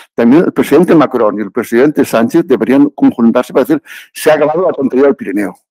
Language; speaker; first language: Spanish; native; Spanish